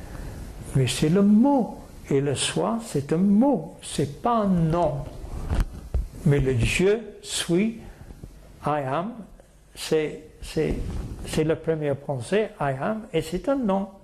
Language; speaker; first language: French; non-native, fluent; English